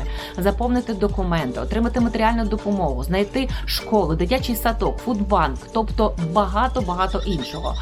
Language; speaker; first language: Ukrainian; native; Ukrainian